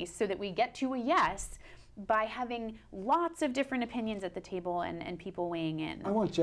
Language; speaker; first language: English; native; English